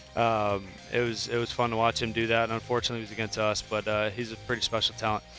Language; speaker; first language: English; native; English